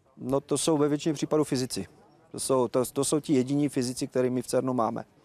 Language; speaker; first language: Czech; native; Czech